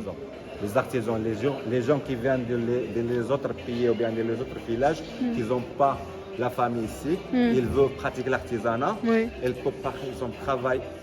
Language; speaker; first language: French; non-native, local second language; Arabic